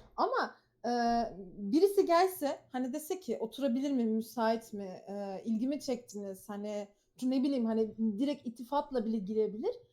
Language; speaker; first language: Turkish; early bilingual, heritage; Turkish